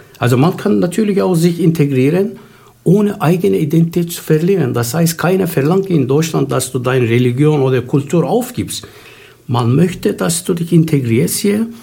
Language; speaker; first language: German; non-native, fluent; Turkish